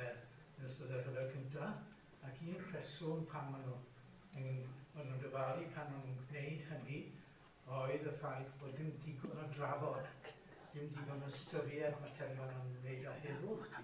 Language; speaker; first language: Welsh; native; Welsh